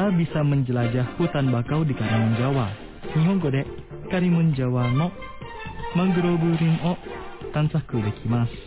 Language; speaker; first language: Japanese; non-native, fluent; Indonesian